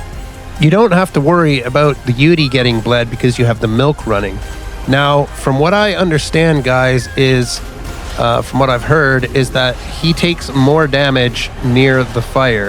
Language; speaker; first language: English; native; English